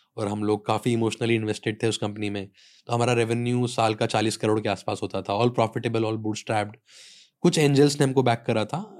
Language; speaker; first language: Hindi; native; Hindi